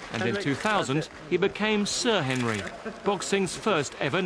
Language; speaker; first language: English; native; English